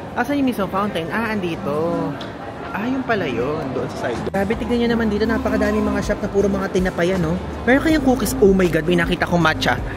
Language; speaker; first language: Filipino; native; Filipino